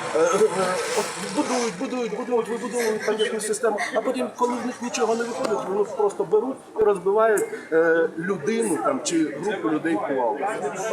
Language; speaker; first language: Ukrainian; non-native, local second language; Russian